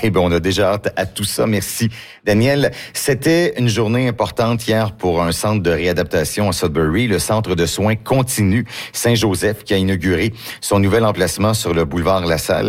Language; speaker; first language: French; native; French